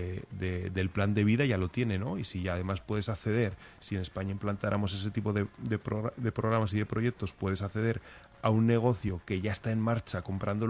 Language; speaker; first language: Spanish; native; Spanish